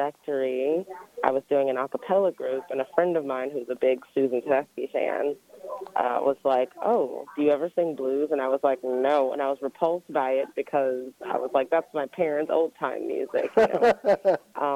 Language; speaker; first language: English; native; English